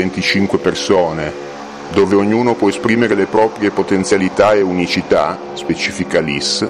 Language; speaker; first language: Italian; native; Italian